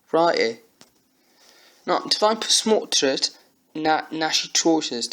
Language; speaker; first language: Russian; non-native, learner; English